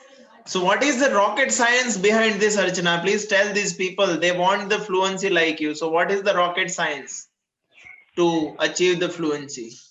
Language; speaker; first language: English; non-native, local second language; Gujarati